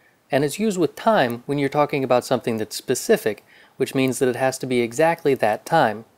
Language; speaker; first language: English; native; English